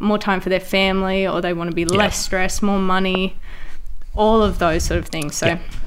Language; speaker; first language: English; native; English